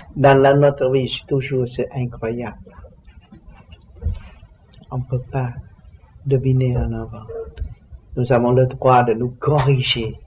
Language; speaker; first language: French; non-native, learner; Vietnamese